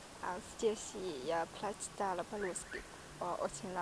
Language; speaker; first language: Russian; non-native, learner; Chinese